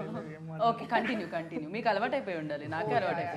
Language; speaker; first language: Telugu; native; Telugu